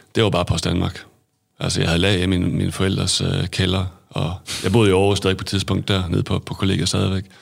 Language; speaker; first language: Danish; native; Danish